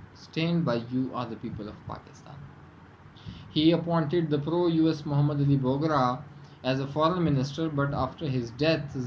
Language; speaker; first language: English; non-native, local second language; Urdu